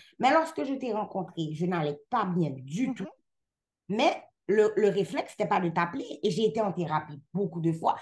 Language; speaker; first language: French; non-native, local second language; Haitian Creole